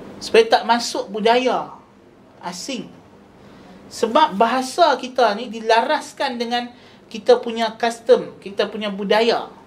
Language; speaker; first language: Malay; native; Malay